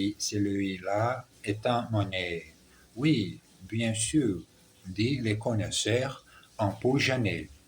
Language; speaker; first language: French; non-native, learner; Portuguese